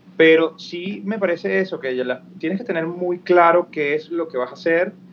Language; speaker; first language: Spanish; native; Spanish